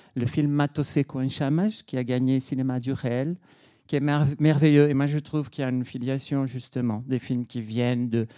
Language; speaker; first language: French; non-native, fluent; Portuguese